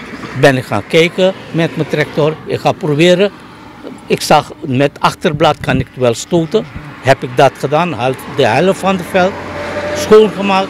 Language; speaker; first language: Dutch; non-native, local second language; Caribbean Hindustani